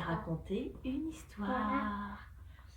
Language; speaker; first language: French; native; French